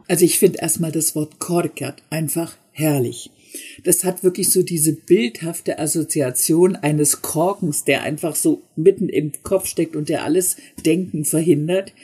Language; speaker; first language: German; native; German